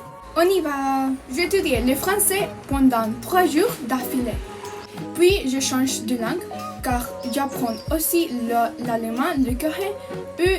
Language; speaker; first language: French; non-native, learner; Spanish